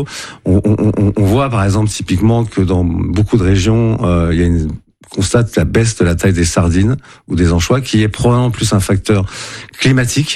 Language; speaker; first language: French; native; French